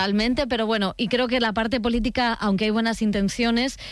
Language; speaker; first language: Spanish; native; Spanish